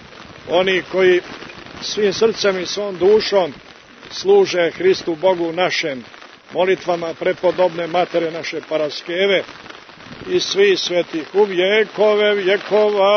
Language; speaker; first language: Croatian; native; Croatian